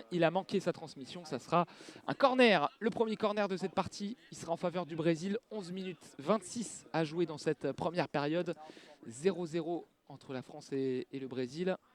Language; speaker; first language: French; native; French